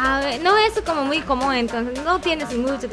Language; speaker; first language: Spanish; non-native, learner; Japanese